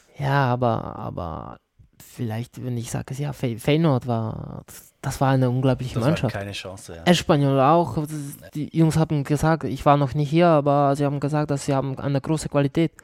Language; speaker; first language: German; non-native, learner; Czech